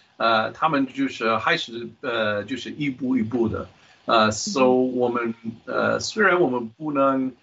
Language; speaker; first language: Chinese; non-native, fluent; English